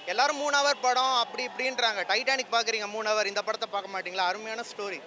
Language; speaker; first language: Tamil; native; Tamil